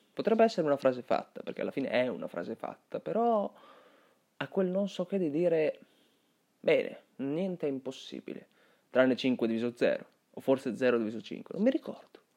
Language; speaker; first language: Italian; early bilingual, other home language; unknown